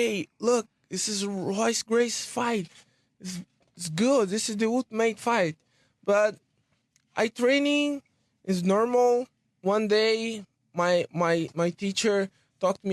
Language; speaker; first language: English; non-native, learner; Portuguese